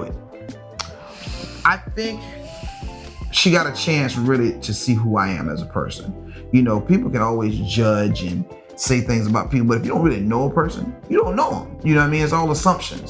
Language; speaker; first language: English; native; English